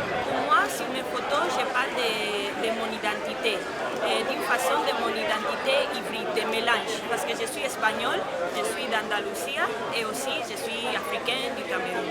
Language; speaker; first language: French; non-native, fluent; Spanish